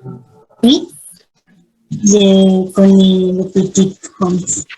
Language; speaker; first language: French; non-native, learner; Vietnamese